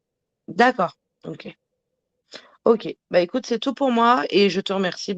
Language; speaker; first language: French; native; French